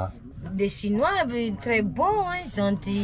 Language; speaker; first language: French; non-native, local second language; Malagasy